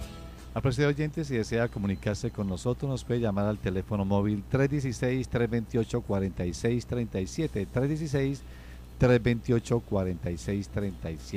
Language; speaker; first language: Spanish; native; Spanish